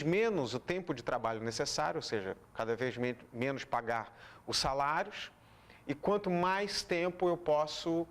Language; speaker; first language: Portuguese; native; Portuguese